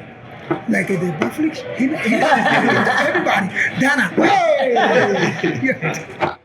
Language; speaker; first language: English; non-native, learner; Spanish